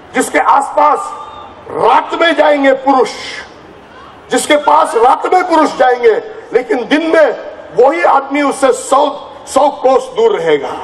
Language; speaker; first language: Hindi; non-native, local second language; Marathi